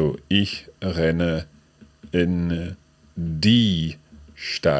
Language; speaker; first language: German; non-native, learner; English